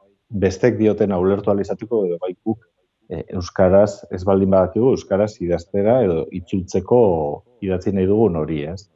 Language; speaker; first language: Basque; native; Basque